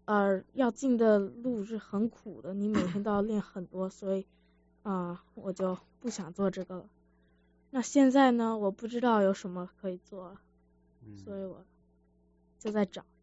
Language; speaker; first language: Chinese; early bilingual, heritage; Chinese